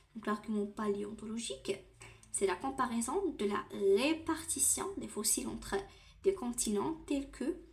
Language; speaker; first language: French; non-native, local second language; Arabic